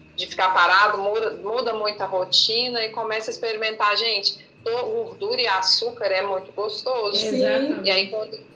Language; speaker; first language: Portuguese; native; Portuguese